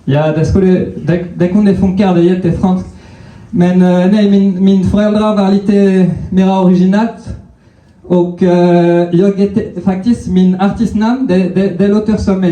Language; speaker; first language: Swedish; non-native, fluent; French